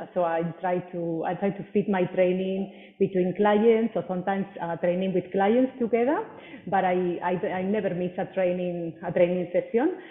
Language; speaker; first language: English; non-native, fluent; Spanish